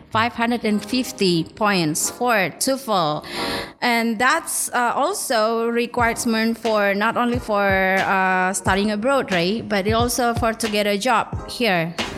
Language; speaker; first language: English; non-native, fluent; Indonesian